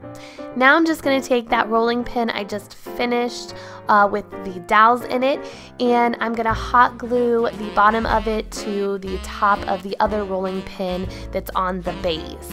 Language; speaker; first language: English; native; English